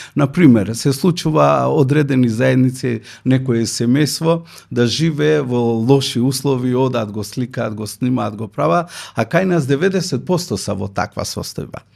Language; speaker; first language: Macedonian; non-native, local second language; Romany